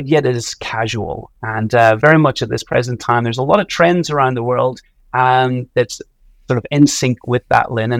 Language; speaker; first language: English; native; English